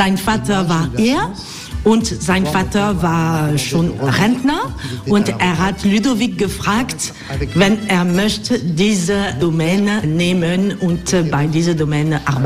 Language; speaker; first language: German; non-native, learner; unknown